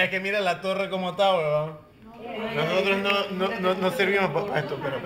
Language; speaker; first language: Spanish; native; Spanish